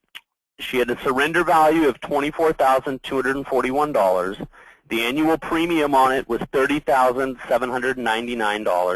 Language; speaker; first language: English; native; English